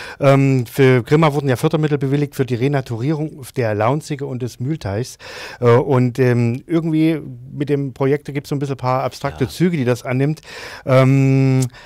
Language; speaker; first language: German; native; German